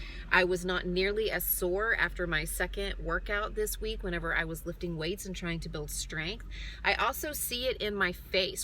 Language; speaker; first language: English; native; English